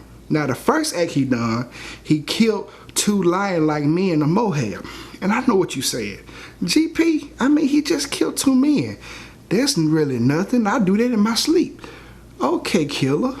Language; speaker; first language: English; native; English